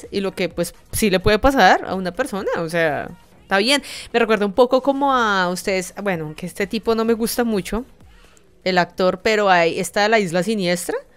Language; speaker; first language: Spanish; native; Spanish